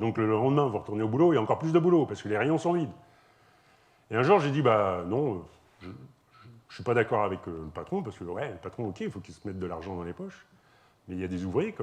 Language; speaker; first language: French; native; French